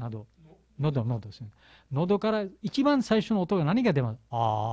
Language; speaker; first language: Japanese; non-native, learner; Bangla